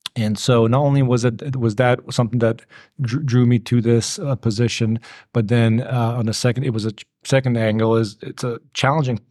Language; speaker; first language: English; early bilingual, other home language; Bosnian